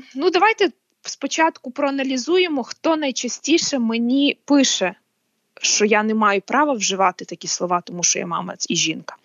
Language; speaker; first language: Ukrainian; native; Ukrainian